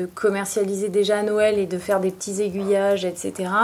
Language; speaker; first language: French; native; French